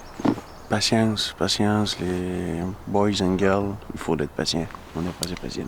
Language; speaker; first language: French; native; French